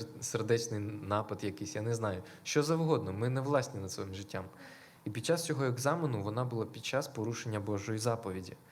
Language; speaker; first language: Ukrainian; non-native, local second language; Russian